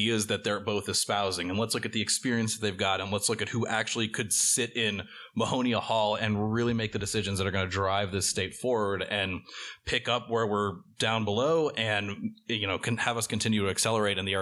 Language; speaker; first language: English; native; English